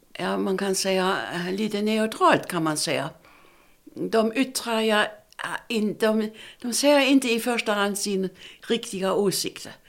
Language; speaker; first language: Swedish; non-native, fluent; German